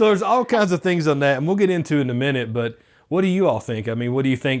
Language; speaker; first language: English; native; English